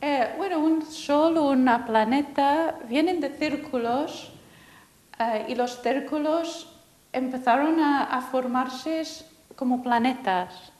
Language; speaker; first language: Spanish; non-native, fluent; English